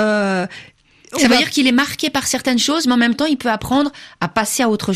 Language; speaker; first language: French; native; French